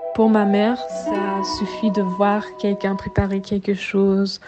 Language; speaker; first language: French; non-native, fluent; German